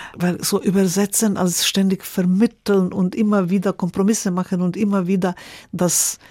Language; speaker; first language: German; non-native, fluent; Croatian